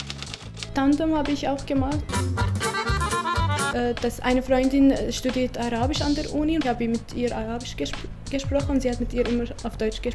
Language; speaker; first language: German; non-native, learner; Arabic